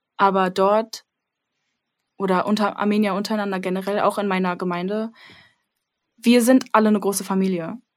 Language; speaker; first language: German; early bilingual, other home language; Armenian